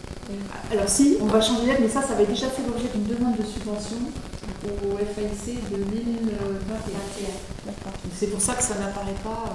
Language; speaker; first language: French; native; French